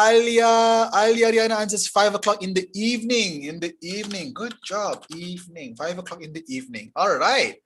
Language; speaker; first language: English; non-native, local second language; Malay